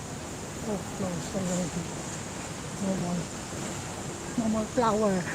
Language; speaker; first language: English; non-native, local second language; Filipino